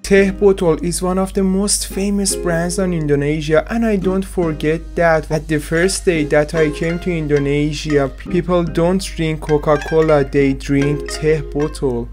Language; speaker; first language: English; non-native, learner; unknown